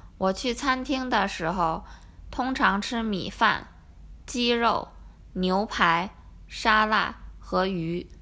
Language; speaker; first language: Chinese; non-native, learner; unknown